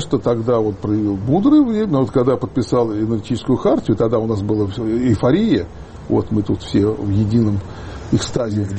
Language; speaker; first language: Russian; native; Russian